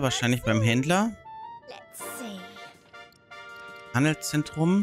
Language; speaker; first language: German; native; German